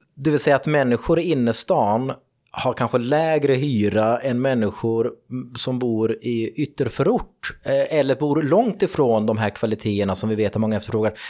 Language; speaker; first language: Swedish; native; Swedish